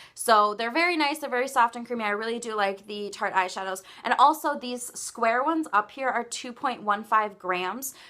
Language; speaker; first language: English; native; English